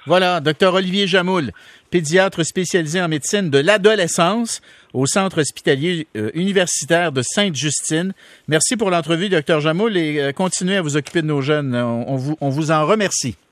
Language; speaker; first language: French; native; French